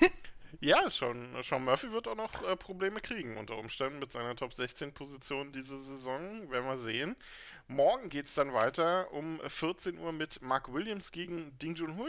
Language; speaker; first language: German; native; German